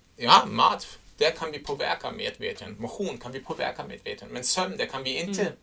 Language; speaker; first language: Swedish; non-native, fluent; German